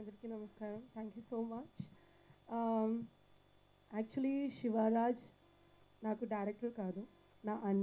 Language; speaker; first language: Telugu; non-native, learner; Malayalam